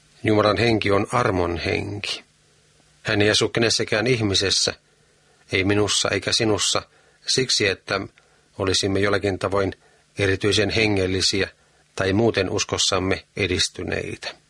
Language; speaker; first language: Finnish; native; Finnish